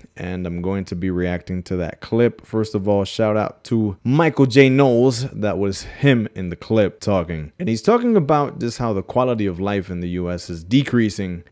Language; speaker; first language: English; native; English